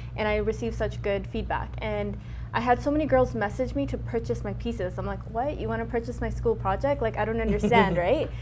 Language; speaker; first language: English; native; English